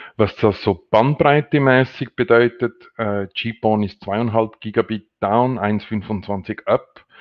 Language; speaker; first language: German; non-native, local second language; French